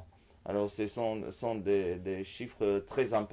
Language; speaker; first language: French; non-native, fluent; Romanian